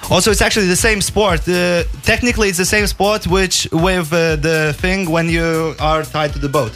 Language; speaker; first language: English; non-native, fluent; Lithuanian